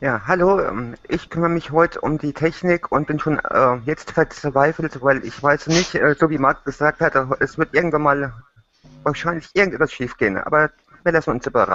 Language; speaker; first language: German; native; German